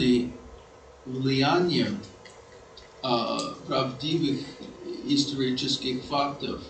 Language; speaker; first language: Russian; non-native, fluent; English